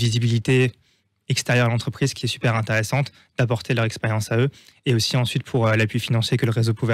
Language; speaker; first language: French; native; French